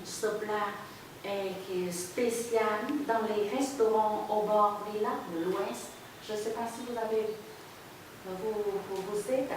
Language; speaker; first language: French; non-native, fluent; Vietnamese